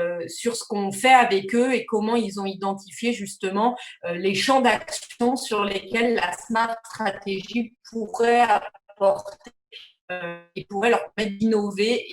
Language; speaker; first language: French; native; French